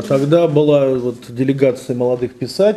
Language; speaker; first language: Russian; native; Russian